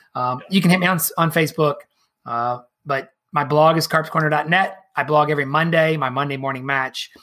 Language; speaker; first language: English; native; English